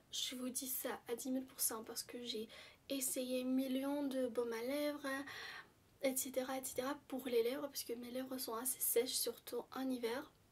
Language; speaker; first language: French; non-native, fluent; Armenian